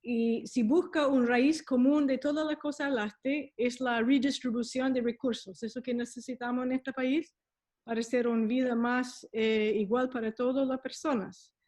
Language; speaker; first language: Spanish; non-native, fluent; English